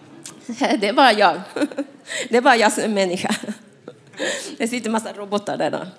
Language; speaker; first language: Swedish; non-native, fluent; Spanish